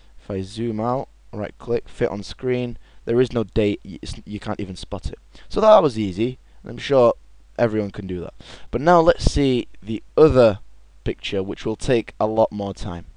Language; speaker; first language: English; native; English